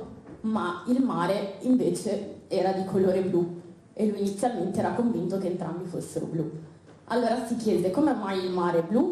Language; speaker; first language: Italian; native; Italian